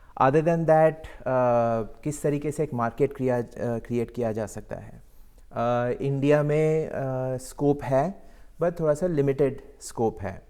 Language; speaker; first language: Hindi; non-native, local second language; Bangla